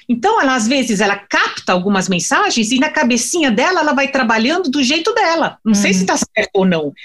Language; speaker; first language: Portuguese; non-native, fluent; French